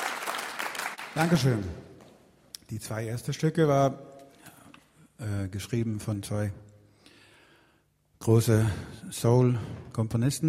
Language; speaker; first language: German; non-native, fluent; Swedish